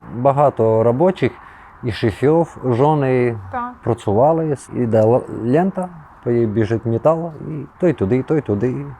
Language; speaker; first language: Ukrainian; non-native, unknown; Latvian